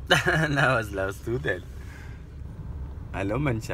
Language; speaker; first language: German; early bilingual, other home language; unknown